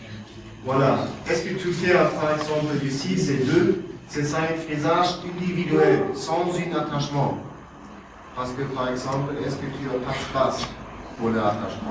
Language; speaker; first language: French; non-native, learner; German